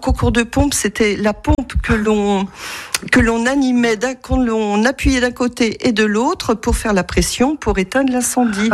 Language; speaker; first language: French; native; French